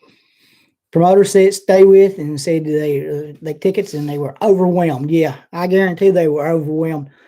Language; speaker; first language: English; native; English